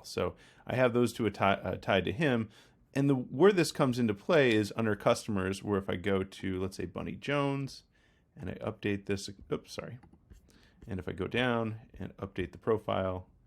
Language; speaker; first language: English; native; English